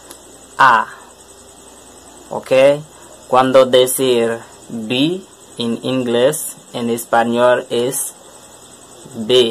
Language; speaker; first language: Spanish; non-native, learner; French